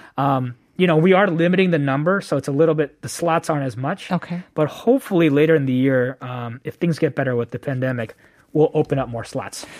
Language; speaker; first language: English; native; English